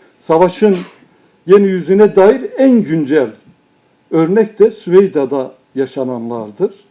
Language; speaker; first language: Turkish; non-native, local second language; Kurdish